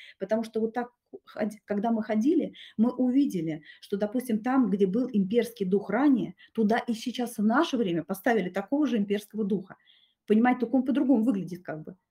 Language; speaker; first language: Russian; native; Russian